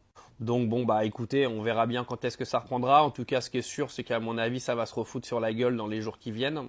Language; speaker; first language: French; native; French